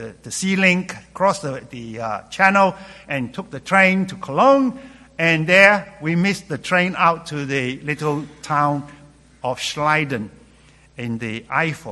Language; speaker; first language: English; non-native, local second language; Cantonese